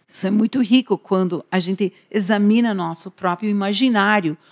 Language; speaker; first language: Portuguese; non-native, fluent; English